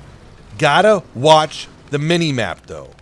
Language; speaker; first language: English; native; English